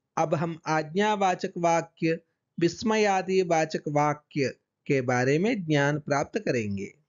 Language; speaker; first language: Hindi; non-native, local second language; Telugu